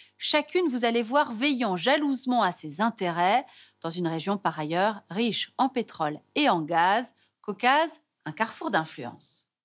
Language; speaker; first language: French; native; French